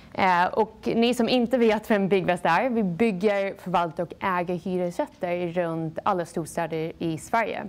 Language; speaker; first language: Swedish; non-native, fluent; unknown